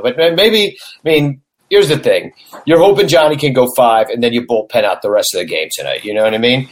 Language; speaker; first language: English; native; English